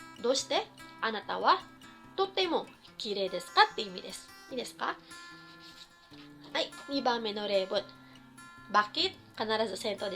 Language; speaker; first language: Japanese; non-native, fluent; Filipino